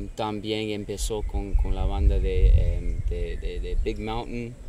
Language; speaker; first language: Spanish; non-native, fluent; English